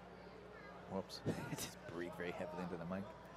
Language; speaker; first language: English; native; English